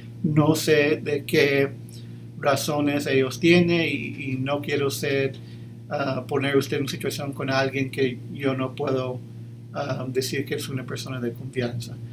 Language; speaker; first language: Spanish; early bilingual, heritage; English